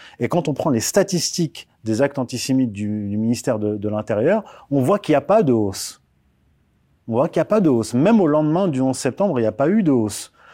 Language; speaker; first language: French; early bilingual, other home language; Berber languages